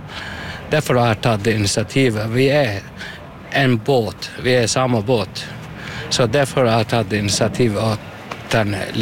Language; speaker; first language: Norwegian; non-native, learner; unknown